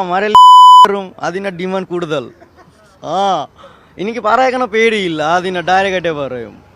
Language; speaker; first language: Malayalam; non-native, learner; Assamese